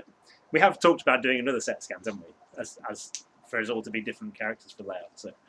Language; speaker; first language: English; native; English